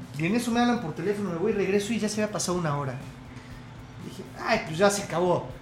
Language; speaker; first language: Spanish; early bilingual, other home language; English